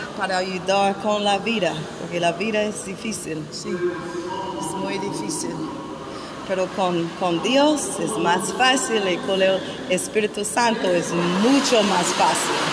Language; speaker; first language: Spanish; non-native, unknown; English